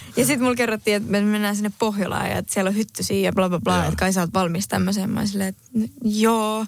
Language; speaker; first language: Finnish; early bilingual, heritage; Spanish